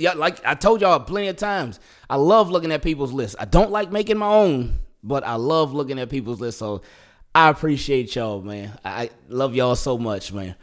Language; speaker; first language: English; native; English